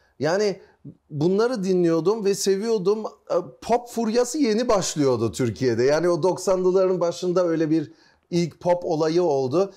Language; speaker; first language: Turkish; early bilingual, heritage; Turkish